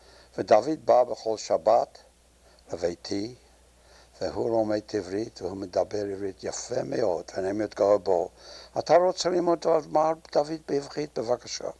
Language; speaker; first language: Hebrew; non-native, fluent; Yiddish